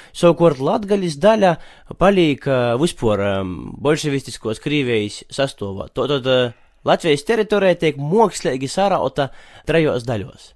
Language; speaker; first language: Latvian; native; Latvian